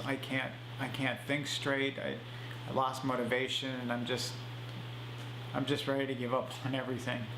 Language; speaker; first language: English; native; English